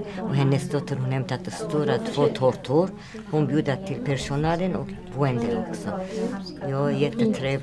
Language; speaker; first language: Swedish; non-native, learner; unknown